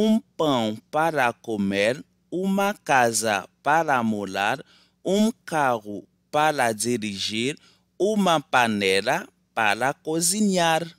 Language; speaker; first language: Portuguese; non-native, learner; Haitian Creole